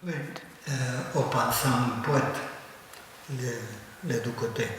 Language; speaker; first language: French; non-native, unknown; Spanish